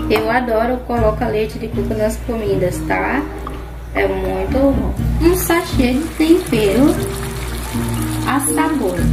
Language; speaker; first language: Portuguese; non-native, fluent; Haitian Creole